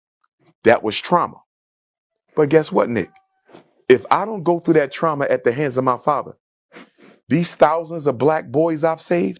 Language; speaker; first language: English; native; English